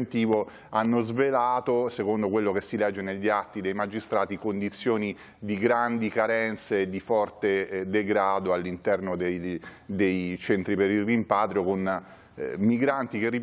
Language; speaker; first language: Italian; native; Italian